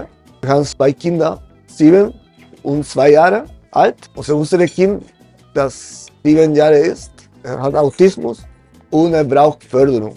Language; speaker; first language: German; non-native, fluent; Spanish